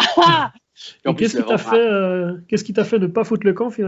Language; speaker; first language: French; native; French